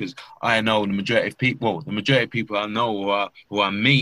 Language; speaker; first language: English; native; English